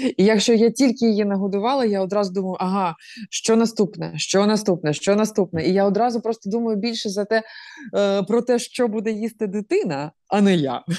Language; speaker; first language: Ukrainian; non-native, local second language; Russian